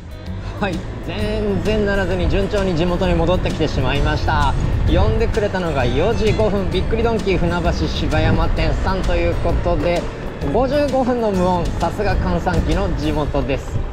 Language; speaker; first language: Japanese; native; Japanese